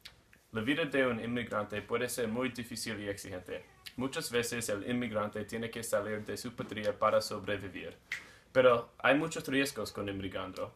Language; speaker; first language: Spanish; non-native, learner; English